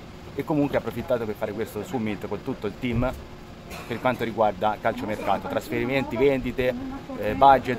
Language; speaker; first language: Italian; native; Italian